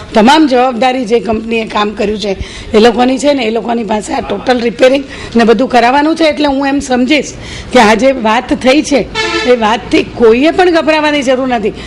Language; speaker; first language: Gujarati; native; Gujarati